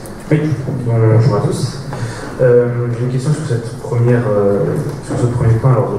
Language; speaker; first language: French; native; French